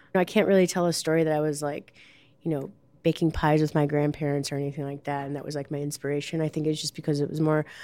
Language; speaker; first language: English; native; English